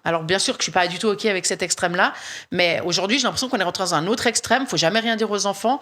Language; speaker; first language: French; native; French